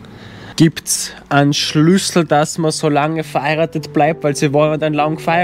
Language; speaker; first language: German; native; German